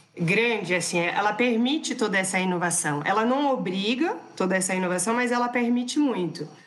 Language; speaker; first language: Portuguese; non-native, fluent; French